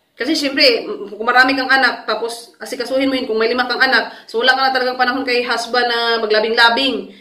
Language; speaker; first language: Filipino; native; Filipino